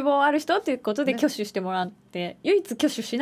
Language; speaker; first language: Japanese; native; Japanese